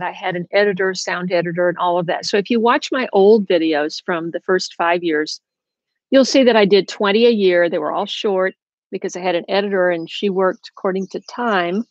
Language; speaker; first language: English; native; English